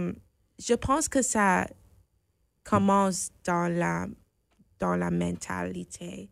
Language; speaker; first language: French; non-native, fluent; English